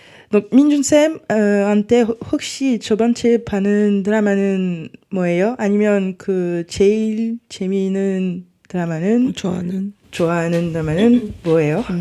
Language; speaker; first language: Korean; non-native, learner; French